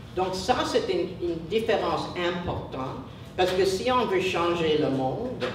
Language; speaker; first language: French; non-native, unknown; English